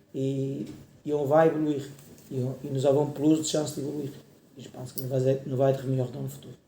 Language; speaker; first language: French; non-native, learner; Portuguese